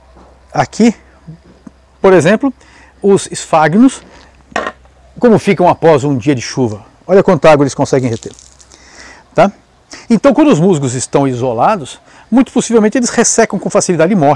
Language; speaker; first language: Portuguese; native; Portuguese